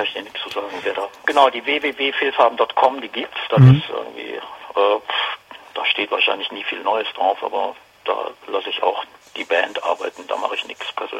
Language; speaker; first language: German; native; German